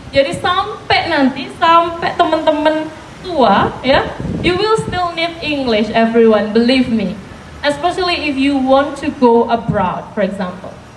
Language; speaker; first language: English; non-native, fluent; Indonesian